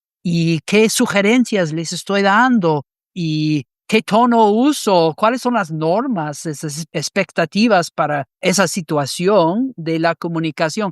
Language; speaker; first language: Spanish; non-native, fluent; English